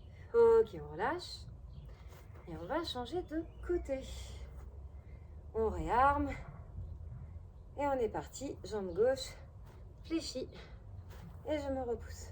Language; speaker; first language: French; native; French